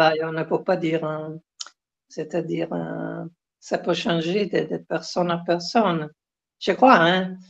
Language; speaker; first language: French; non-native, fluent; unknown